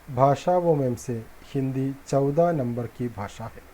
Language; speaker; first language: Hindi; non-native, local second language; Malayalam